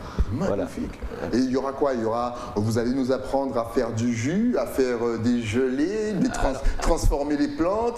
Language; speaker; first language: French; native; French